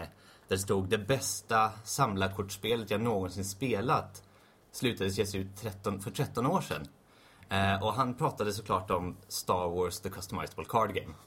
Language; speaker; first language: Swedish; native; Swedish